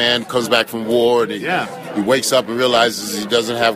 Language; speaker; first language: English; native; English